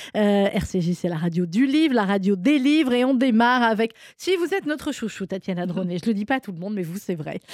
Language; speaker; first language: French; native; French